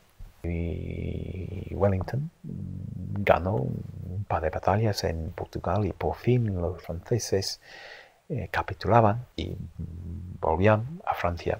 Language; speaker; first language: Spanish; non-native, fluent; English